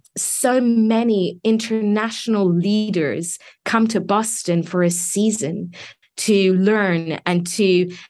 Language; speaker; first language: English; native; English